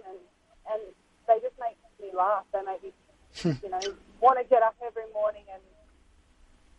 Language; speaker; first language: English; native; English